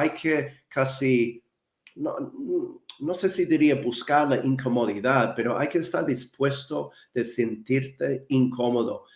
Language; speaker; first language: Spanish; non-native, fluent; English